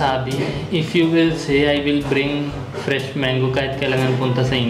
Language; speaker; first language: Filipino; non-native, learner; Punjabi